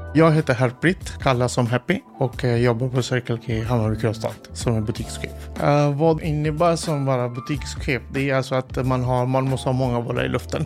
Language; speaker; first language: Swedish; non-native, fluent; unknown